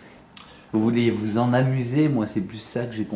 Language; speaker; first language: French; native; French